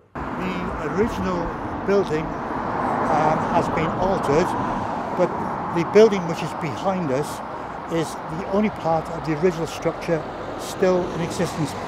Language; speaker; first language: English; native; English